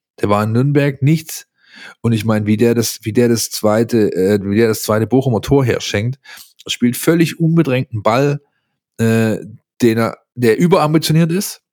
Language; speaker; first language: German; native; German